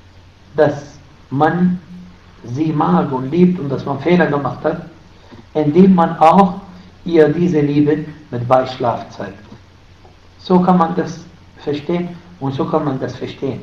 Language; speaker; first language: German; non-native, fluent; Arabic